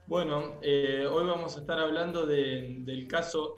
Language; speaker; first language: Spanish; native; Spanish